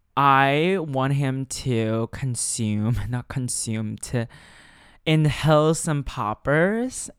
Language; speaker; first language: English; non-native, fluent; Chinese